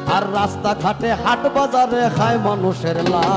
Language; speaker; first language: Bangla; non-native, local second language; Sylheti